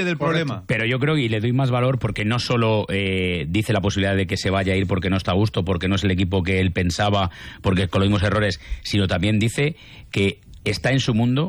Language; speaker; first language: Spanish; native; Spanish